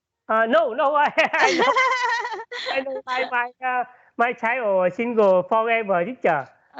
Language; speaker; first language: English; non-native, learner; Vietnamese